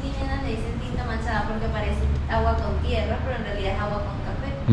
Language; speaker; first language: Spanish; native; Spanish